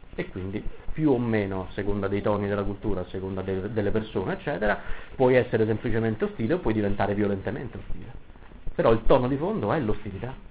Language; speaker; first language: Italian; native; Italian